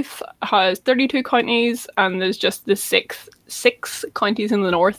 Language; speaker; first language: English; native; English